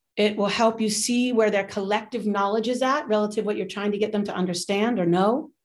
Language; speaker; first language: English; native; English